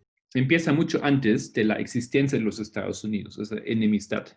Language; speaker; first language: Spanish; non-native, fluent; Portuguese